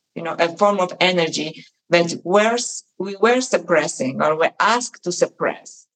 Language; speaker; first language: English; non-native, fluent; Polish